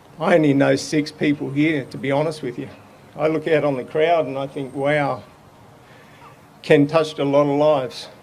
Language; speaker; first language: English; native; English